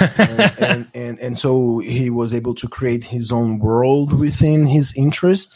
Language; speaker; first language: English; non-native, fluent; Portuguese